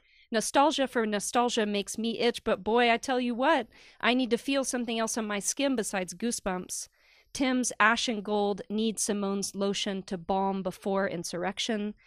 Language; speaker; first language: English; native; English